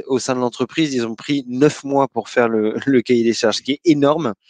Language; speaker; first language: French; native; French